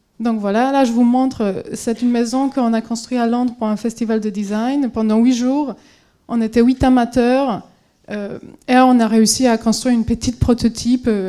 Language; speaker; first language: French; non-native, fluent; Polish